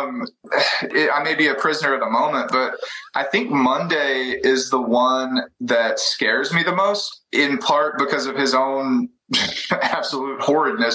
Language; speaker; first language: English; native; English